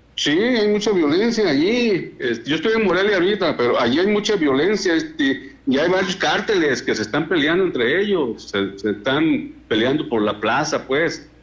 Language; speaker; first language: Spanish; native; Spanish